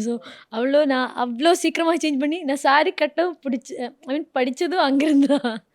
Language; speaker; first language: Tamil; non-native, fluent; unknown